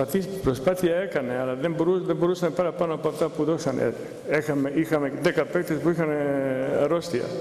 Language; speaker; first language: Greek; non-native, fluent; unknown